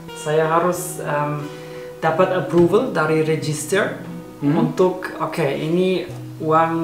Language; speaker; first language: Indonesian; non-native, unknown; German